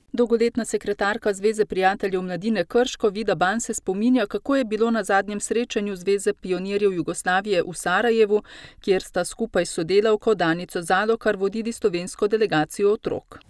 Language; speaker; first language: Slovenian; native; Slovenian